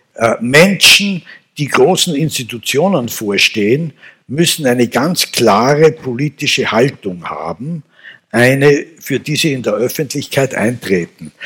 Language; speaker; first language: German; native; German